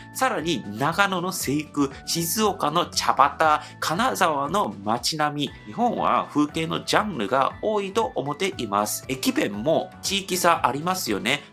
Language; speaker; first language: Japanese; non-native, fluent; Korean